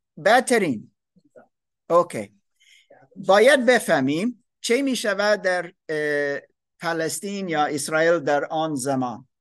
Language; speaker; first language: Persian; non-native, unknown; German